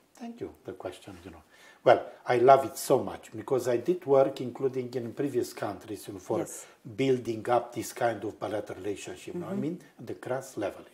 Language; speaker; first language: English; non-native, fluent; Romanian